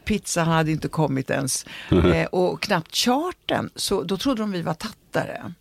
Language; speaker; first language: Swedish; early bilingual, other home language; Italian